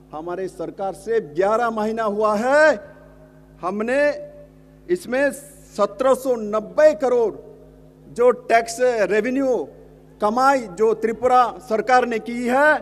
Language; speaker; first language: Hindi; non-native, local second language; Bangla